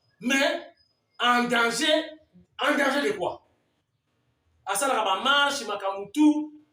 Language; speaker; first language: Lingala; non-native, local second language; Kongo